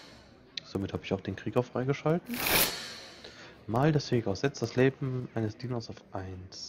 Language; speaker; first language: German; native; German